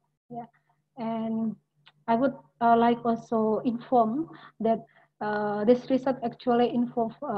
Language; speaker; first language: English; non-native, learner; Indonesian